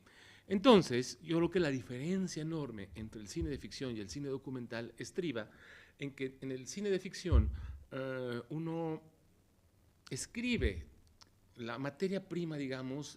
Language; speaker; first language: Spanish; native; Spanish